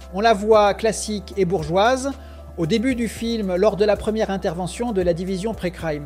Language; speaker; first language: French; native; French